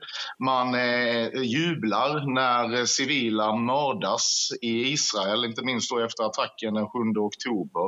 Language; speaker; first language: Swedish; native; Swedish